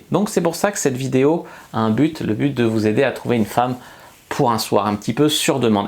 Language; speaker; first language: French; native; French